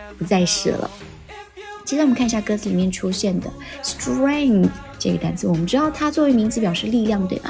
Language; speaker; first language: Chinese; native; Chinese